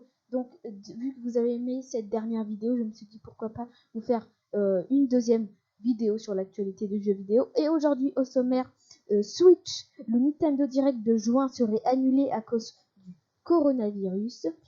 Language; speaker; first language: French; native; French